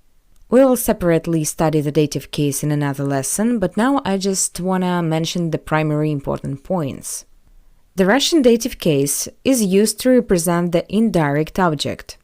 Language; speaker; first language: English; non-native, fluent; Russian